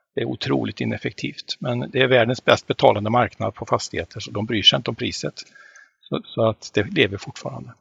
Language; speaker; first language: Swedish; native; Swedish